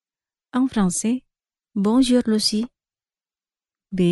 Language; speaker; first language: French; non-native, fluent; Indonesian